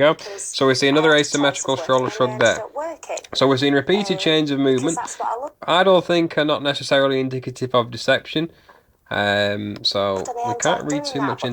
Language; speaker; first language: English; native; English